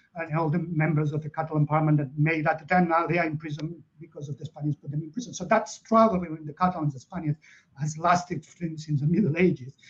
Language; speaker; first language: English; non-native, fluent; Catalan